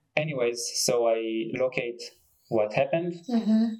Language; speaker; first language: English; non-native, fluent; Hebrew